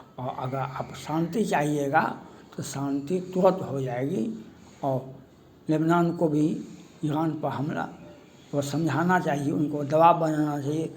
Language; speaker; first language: Hindi; native; Hindi